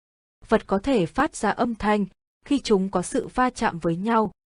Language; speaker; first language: Vietnamese; native; Vietnamese